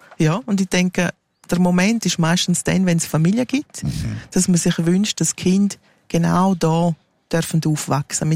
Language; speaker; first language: German; non-native, local second language; Romansh